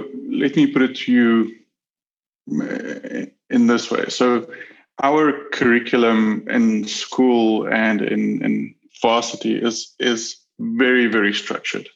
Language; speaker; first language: English; non-native, local second language; Afrikaans